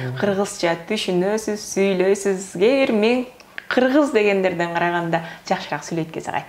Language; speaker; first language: Kyrgyz; native; Kyrgyz